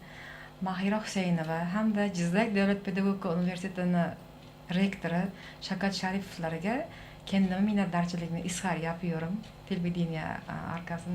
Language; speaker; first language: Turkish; non-native, learner; Uzbek